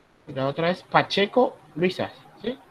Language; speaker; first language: Spanish; native; Spanish